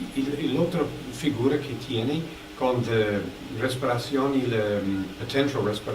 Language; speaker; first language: Spanish; non-native, learner; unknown